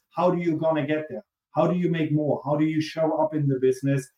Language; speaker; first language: English; non-native, fluent; German